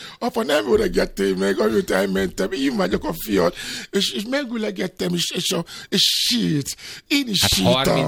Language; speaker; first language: Hungarian; non-native, fluent; Yoruba